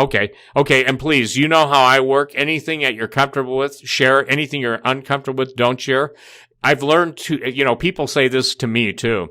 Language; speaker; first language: English; native; English